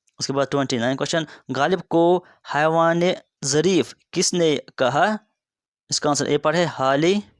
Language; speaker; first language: Urdu; non-native, local second language; Kashmiri